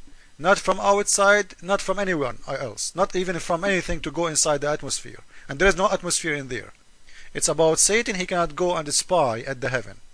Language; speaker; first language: English; non-native, fluent; Arabic